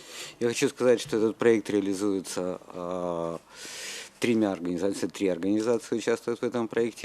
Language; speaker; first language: Russian; native; Russian